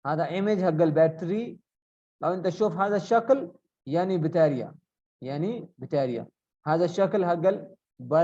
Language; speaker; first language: Arabic; non-native, learner; Urdu